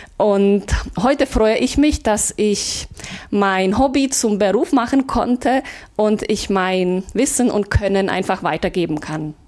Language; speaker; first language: German; non-native, fluent; Czech